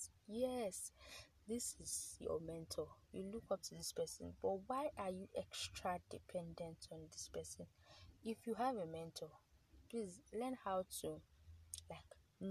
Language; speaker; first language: English; non-native, local second language; Yoruba